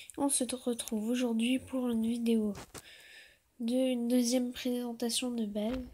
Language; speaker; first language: French; native; French